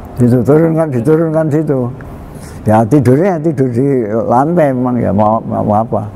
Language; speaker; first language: Indonesian; non-native, local second language; Javanese